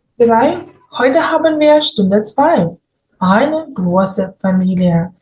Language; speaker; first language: German; non-native, fluent; Ukrainian